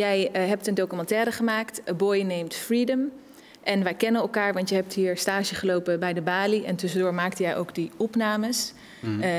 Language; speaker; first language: Dutch; native; Dutch